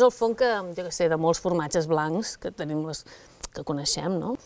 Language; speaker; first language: Catalan; native; Catalan